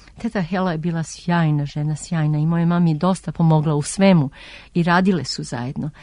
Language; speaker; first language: Serbian; early bilingual, heritage; Serbian